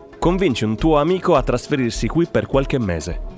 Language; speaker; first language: Italian; native; Italian